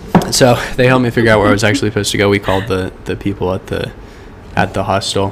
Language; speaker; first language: English; native; English